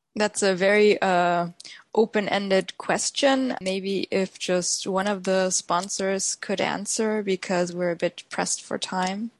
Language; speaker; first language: English; non-native, fluent; German